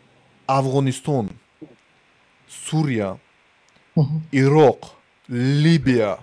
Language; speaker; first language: Russian; non-native, local second language; Tajik